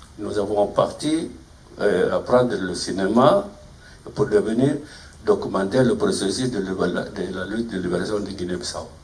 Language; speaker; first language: French; non-native, fluent; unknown